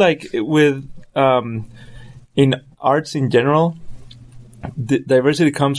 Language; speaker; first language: English; non-native, fluent; Spanish